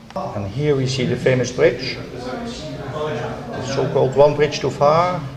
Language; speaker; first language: English; non-native, fluent; Dutch